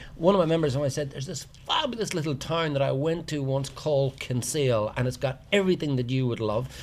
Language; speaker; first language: English; native; English